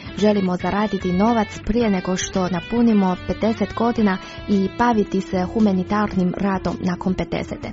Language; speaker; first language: Croatian; non-native, fluent; Chinese